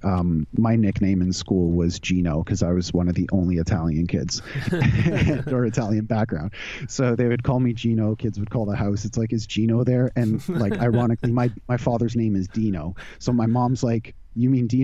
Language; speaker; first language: English; native; English